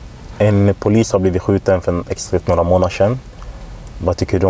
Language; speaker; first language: Swedish; native; Swedish